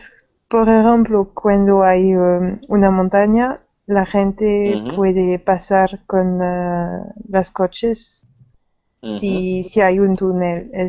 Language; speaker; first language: Spanish; non-native, learner; French